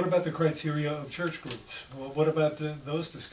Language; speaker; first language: English; native; English